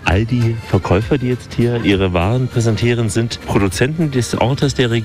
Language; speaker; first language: German; native; German